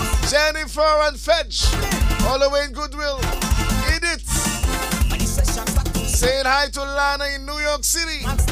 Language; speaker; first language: English; native; English